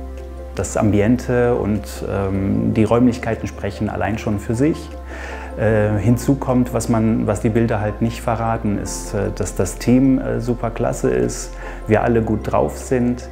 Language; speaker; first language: German; native; German